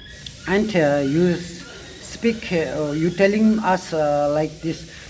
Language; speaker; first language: English; non-native, learner; Tibetan